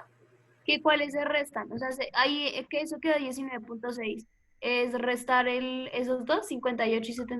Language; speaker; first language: Spanish; native; Spanish